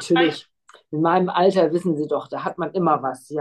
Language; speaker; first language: German; native; German